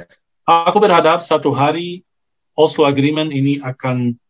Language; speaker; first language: Indonesian; non-native, fluent; Arabic